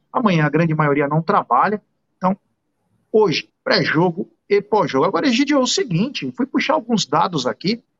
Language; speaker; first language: Portuguese; native; Portuguese